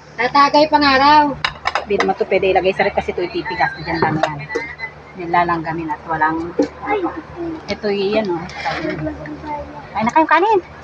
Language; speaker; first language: Filipino; native; Filipino